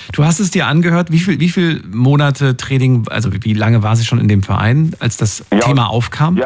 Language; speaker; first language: German; native; German